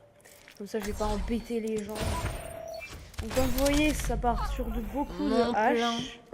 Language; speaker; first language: French; native; French